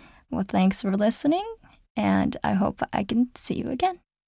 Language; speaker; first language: English; non-native, fluent; Japanese